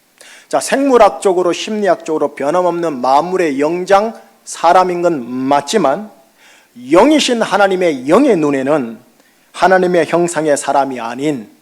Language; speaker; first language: Korean; native; Korean